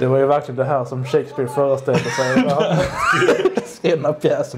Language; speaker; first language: Swedish; native; Swedish